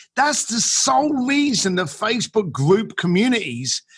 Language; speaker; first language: English; native; English